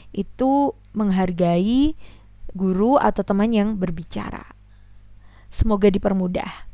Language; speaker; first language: Indonesian; native; Indonesian